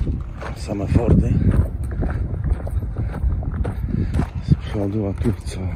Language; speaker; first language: Polish; native; Polish